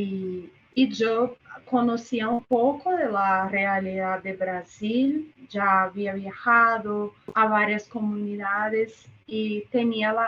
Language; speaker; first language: Spanish; non-native, fluent; Portuguese